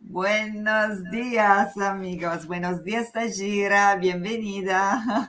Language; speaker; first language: Spanish; non-native, fluent; Italian